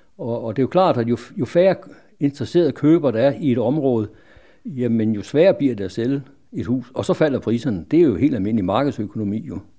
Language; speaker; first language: Danish; native; Danish